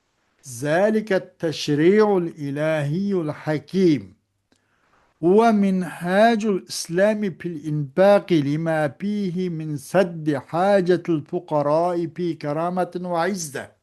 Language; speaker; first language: Arabic; non-native, fluent; Uyghur